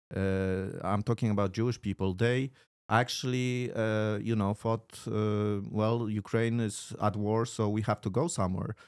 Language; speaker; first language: English; non-native, fluent; Polish